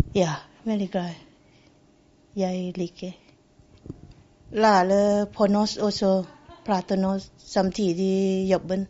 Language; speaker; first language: Norwegian; non-native, learner; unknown